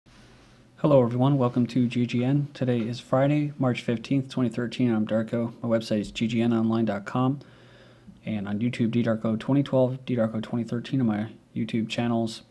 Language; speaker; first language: English; native; English